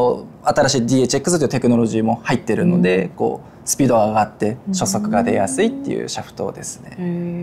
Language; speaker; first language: Japanese; native; Japanese